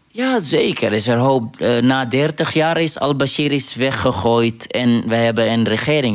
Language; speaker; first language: Dutch; non-native, fluent; Arabic